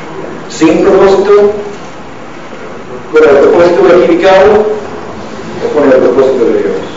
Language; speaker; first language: Spanish; non-native, learner; English